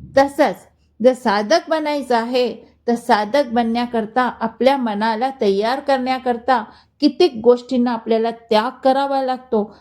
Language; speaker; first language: Marathi; non-native, local second language; Hindi